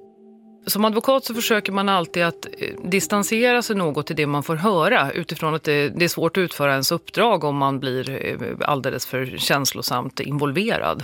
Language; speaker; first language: Swedish; native; Swedish